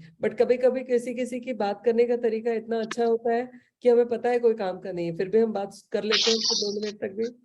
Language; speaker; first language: Hindi; native; Hindi